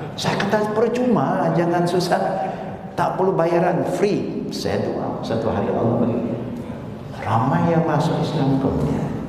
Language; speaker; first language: Malay; non-native, local second language; Chinese